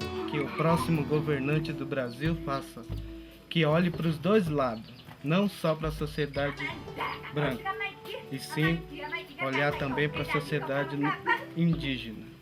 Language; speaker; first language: Portuguese; non-native, local second language; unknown